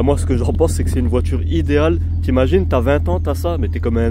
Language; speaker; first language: French; native; French